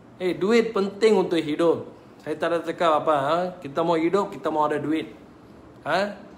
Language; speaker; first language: Malay; non-native, local second language; Tamil